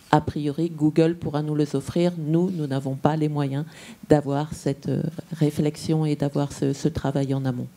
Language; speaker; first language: French; native; French